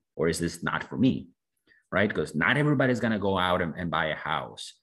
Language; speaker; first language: English; non-native, fluent; Spanish